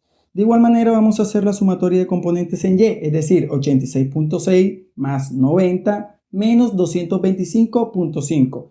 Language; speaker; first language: Spanish; native; Spanish